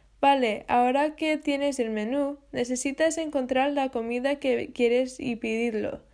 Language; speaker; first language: Spanish; non-native, learner; English